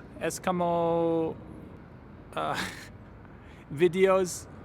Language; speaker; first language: Spanish; non-native, learner; English